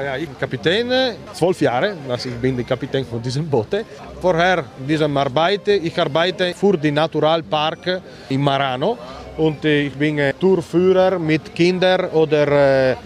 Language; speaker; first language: German; non-native, learner; Italian